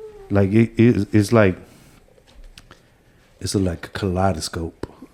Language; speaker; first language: English; early bilingual, other home language; Spanish